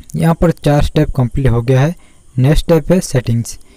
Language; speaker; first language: Hindi; native; Hindi